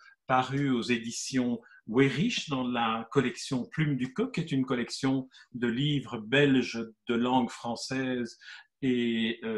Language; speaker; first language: French; native; French